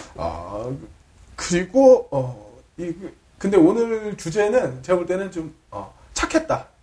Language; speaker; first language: Korean; native; Korean